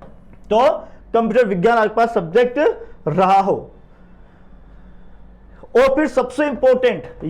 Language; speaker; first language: Hindi; native; Hindi